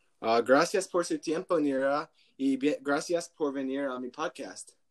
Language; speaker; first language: Spanish; non-native, learner; English